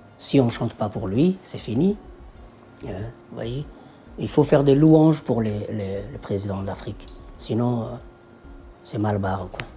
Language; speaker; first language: French; non-native, local second language; Somali